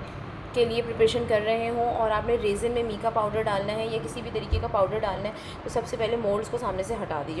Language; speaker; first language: Hindi; native; Hindi